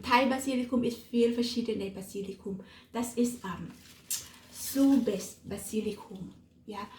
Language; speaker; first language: German; non-native, learner; Thai